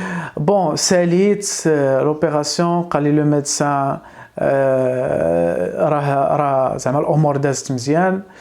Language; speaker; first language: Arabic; native; Arabic